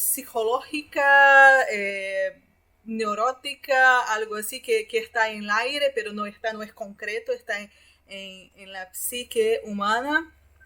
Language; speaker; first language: Spanish; non-native, fluent; Portuguese